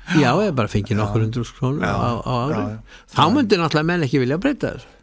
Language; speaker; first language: Icelandic; native; Icelandic